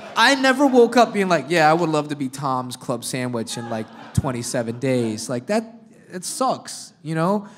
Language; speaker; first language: English; native; English